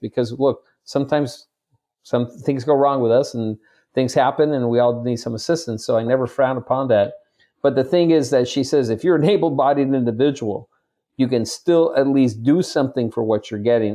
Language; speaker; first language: English; native; English